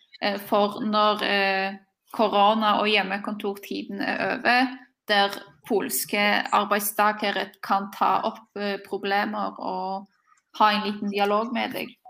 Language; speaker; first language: Norwegian; non-native, fluent; Polish